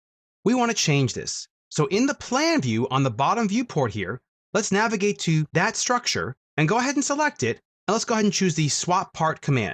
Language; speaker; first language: English; native; English